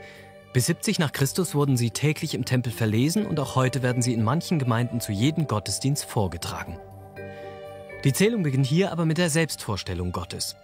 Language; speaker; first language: German; native; German